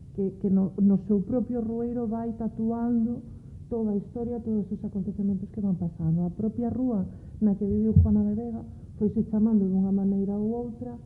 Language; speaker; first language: Galician; native; Galician